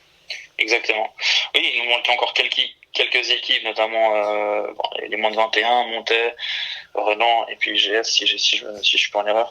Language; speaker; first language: French; early bilingual, other home language; Portuguese